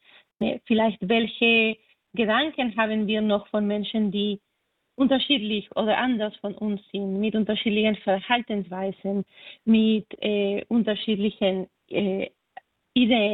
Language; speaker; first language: German; non-native, fluent; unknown